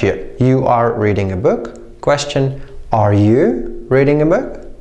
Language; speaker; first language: English; non-native, fluent; Slovak